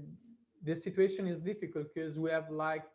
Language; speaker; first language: English; non-native, fluent; Italian